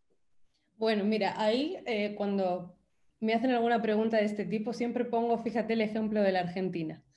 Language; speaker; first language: Spanish; native; Spanish